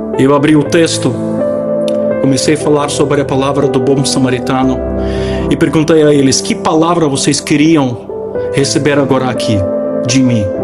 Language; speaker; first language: Portuguese; non-native, fluent; Ukrainian